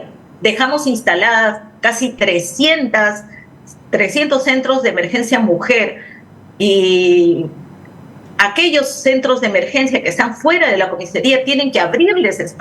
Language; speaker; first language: Spanish; native; Spanish